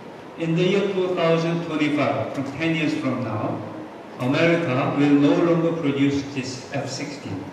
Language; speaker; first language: English; non-native, fluent; Korean